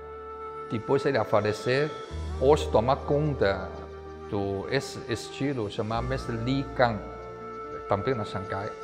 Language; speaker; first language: Portuguese; non-native, learner; Chinese